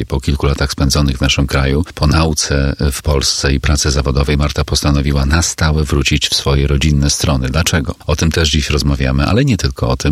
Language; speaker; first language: Polish; native; Polish